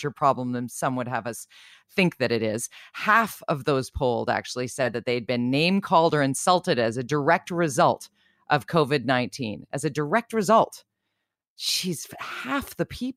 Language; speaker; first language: English; native; English